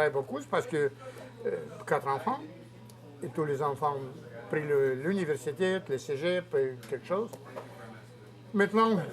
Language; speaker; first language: French; non-native, learner; Russian